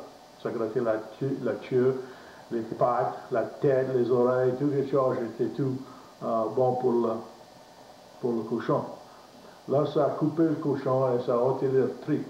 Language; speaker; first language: French; native; French